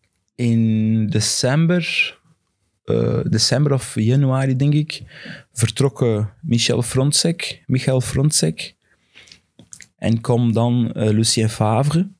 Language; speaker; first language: Dutch; non-native, fluent; Portuguese